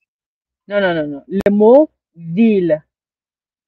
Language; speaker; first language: French; non-native, learner; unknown